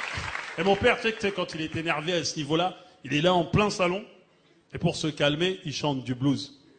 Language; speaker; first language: French; early bilingual, other home language; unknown